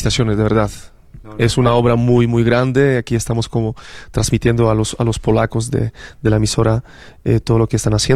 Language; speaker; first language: Spanish; non-native, fluent; Polish